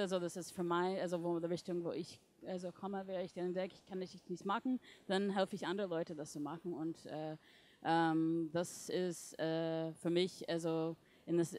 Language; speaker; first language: German; non-native, fluent; English